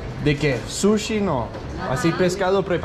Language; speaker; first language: Spanish; non-native, fluent; Danish